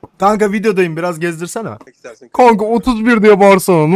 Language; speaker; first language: Turkish; native; Turkish